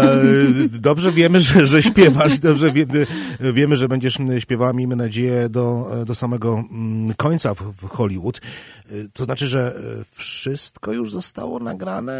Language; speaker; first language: Polish; native; Polish